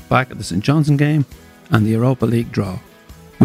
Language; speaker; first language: English; native; English